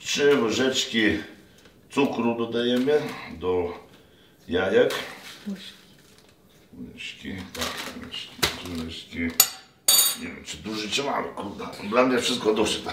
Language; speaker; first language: Polish; non-native, fluent; Lithuanian